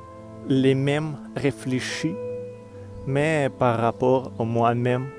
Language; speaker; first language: French; non-native, learner; Russian